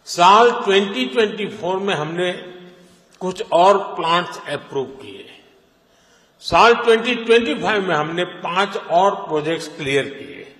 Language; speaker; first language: Hindi; non-native, local second language; Gujarati